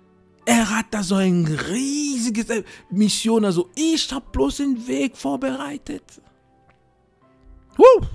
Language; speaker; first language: German; non-native, fluent; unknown